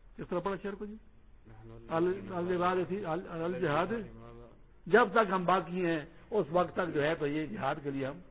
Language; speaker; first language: Urdu; non-native, local second language; Pashto